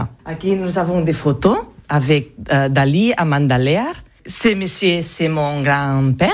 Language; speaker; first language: French; non-native, learner; Catalan